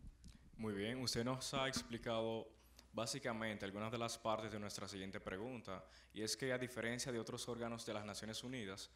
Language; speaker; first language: Spanish; native; Spanish